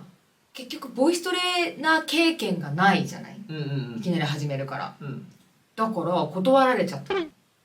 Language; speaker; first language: Japanese; native; Japanese